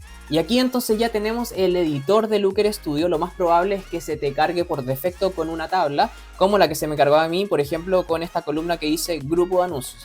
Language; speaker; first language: Spanish; native; Spanish